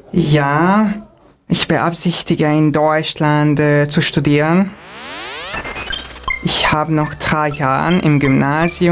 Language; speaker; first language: German; non-native, fluent; Hungarian